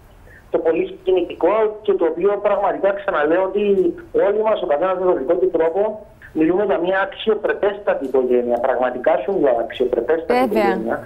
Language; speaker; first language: Greek; native; Greek